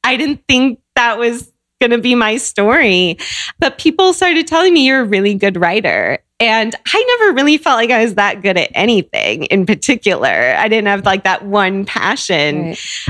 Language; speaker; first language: English; native; English